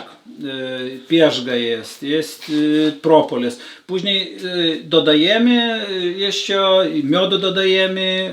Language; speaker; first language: Polish; non-native, learner; Lithuanian